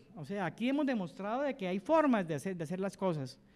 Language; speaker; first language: Spanish; native; Spanish